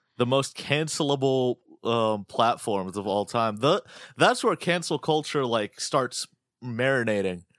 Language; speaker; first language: English; early bilingual, other home language; Arabic